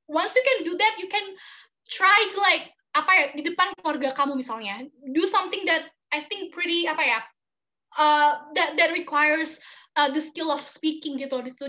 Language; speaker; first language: English; non-native, fluent; Indonesian